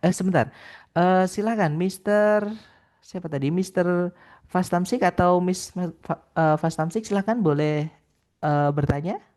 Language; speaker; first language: Indonesian; non-native, local second language; Javanese